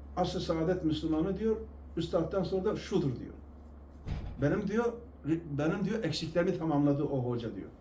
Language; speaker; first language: Turkish; non-native, local second language; Kurdish